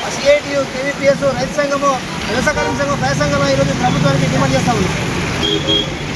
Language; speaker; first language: Telugu; native; Telugu